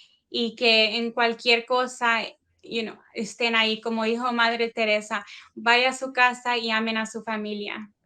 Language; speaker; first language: Spanish; early bilingual, heritage; Spanish